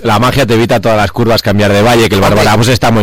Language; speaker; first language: Spanish; native; Spanish